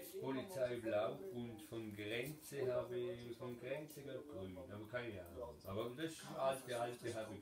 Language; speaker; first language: German; non-native, learner; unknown